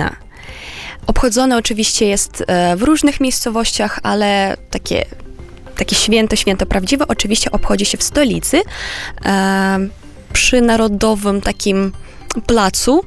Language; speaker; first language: Polish; non-native, fluent; Romanian